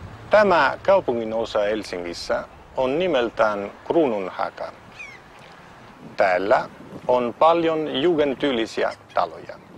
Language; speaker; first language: Finnish; non-native, fluent; Italian